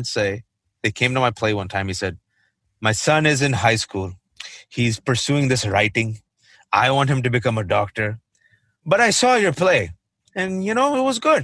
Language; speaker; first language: English; native; English